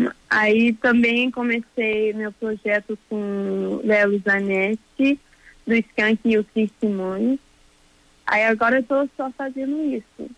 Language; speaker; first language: Portuguese; early bilingual, heritage; Portuguese